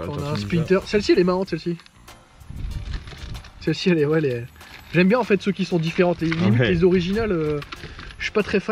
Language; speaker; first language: French; native; French